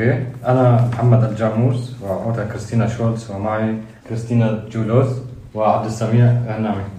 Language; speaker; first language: Arabic; native; Arabic